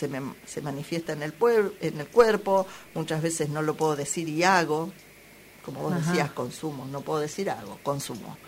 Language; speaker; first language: Spanish; native; Spanish